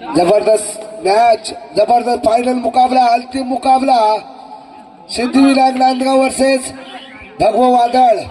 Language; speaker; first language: Hindi; non-native, local second language; Marathi